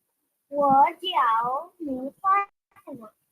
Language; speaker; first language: Chinese; non-native, learner; Urdu